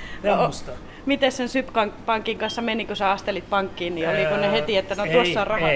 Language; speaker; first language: Finnish; native; Finnish